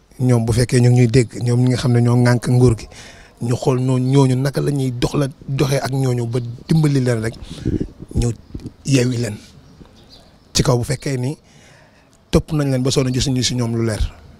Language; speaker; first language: Wolof; native; Wolof